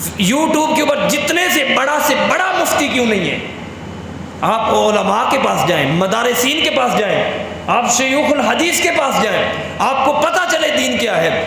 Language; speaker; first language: Urdu; non-native, local second language; Punjabi